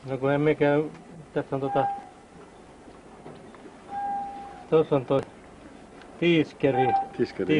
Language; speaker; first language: Finnish; native; Finnish